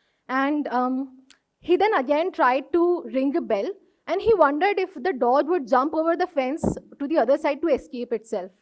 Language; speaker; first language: English; non-native, local second language; Hindi